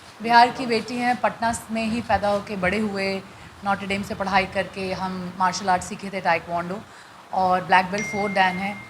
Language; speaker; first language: Hindi; non-native, local second language; Bhojpuri